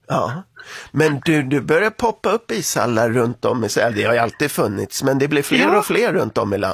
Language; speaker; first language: Swedish; native; Swedish